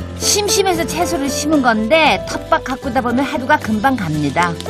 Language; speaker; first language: Korean; native; Korean